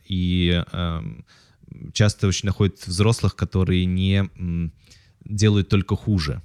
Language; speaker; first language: Russian; native; Russian